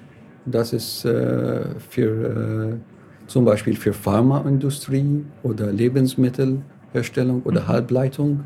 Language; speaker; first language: German; non-native, learner; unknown